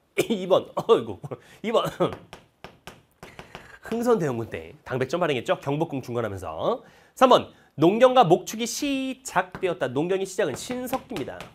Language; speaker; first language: Korean; native; Korean